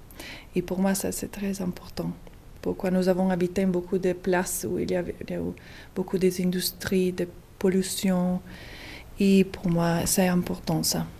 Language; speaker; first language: French; non-native, fluent; Italian